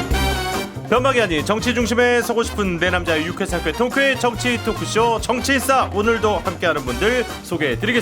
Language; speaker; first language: Korean; native; Korean